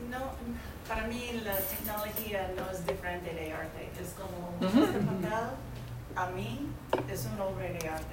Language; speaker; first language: Spanish; non-native, learner; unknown